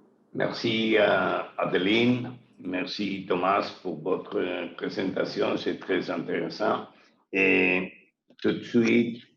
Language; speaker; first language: French; non-native, learner; Spanish